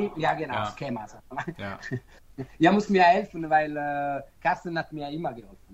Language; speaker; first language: German; non-native, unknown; Italian